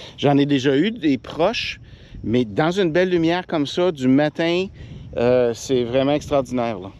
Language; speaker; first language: French; native; French